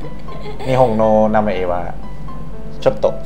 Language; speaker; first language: Japanese; non-native, learner; Thai